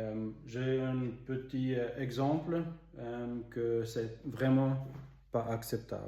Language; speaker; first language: French; non-native, local second language; German